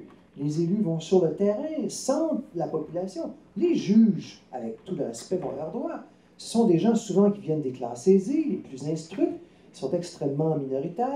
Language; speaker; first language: French; native; French